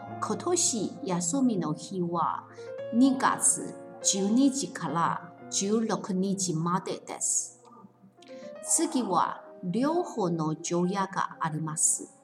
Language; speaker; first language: Japanese; non-native, fluent; Chinese